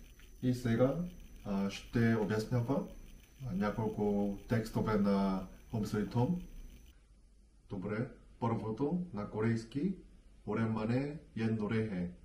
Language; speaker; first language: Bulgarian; non-native, learner; Korean